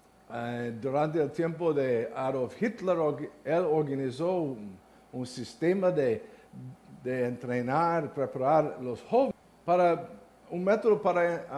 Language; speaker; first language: Spanish; non-native, learner; English